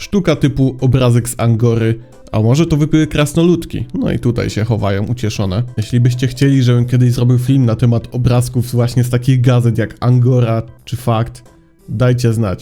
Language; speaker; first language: Polish; native; Polish